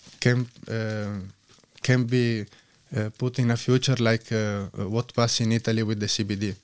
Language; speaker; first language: English; non-native, learner; Italian